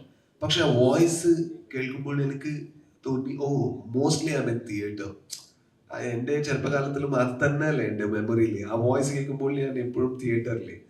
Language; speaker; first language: Malayalam; non-native, learner; Kannada